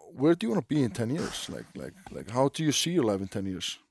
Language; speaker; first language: English; non-native, fluent; Icelandic